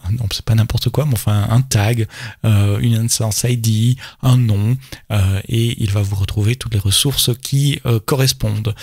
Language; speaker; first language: French; native; French